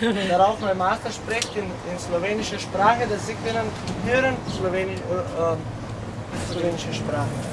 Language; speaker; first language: German; non-native, learner; Slovenian